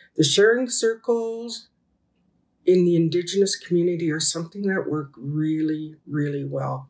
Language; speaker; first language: English; native; English